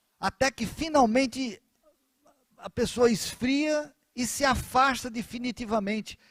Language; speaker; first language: Portuguese; native; Portuguese